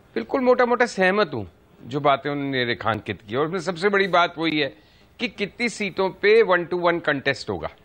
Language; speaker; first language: Hindi; native; Hindi